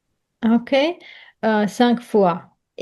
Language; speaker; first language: French; non-native, learner; Ukrainian